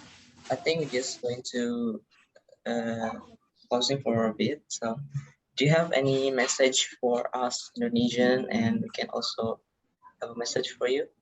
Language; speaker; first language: English; non-native, learner; Indonesian